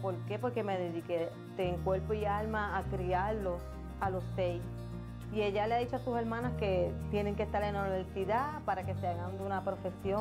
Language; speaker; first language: Spanish; native; Spanish